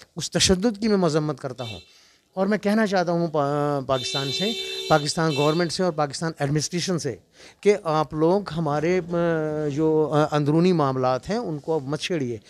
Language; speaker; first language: Urdu; non-native, local second language; Kashmiri